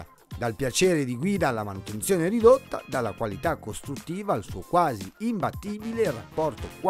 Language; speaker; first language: Italian; native; Italian